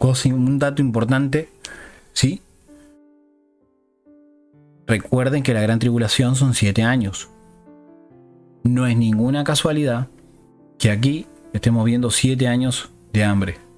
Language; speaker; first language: Spanish; native; Spanish